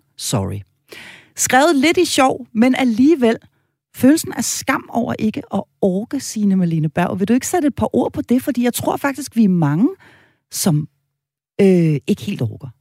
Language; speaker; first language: Danish; native; Danish